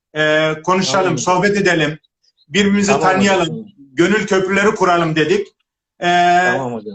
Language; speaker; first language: Turkish; native; Turkish